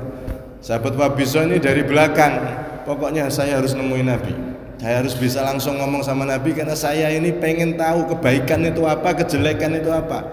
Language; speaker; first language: Indonesian; non-native, local second language; Javanese